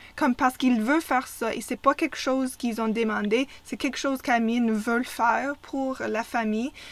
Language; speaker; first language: French; non-native, fluent; English